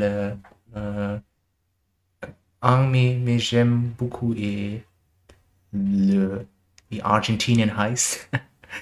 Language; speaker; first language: French; non-native, learner; German